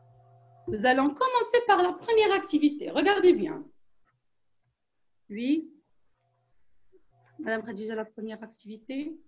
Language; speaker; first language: French; non-native, local second language; Arabic